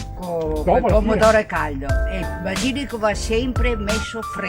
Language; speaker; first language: Italian; native; Italian